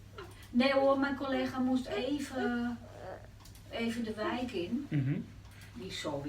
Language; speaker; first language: Dutch; native; Dutch